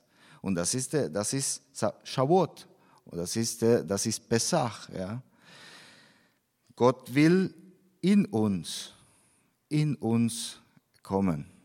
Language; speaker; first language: German; non-native, fluent; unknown